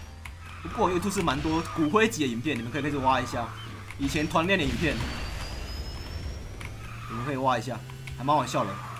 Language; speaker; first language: Chinese; native; Chinese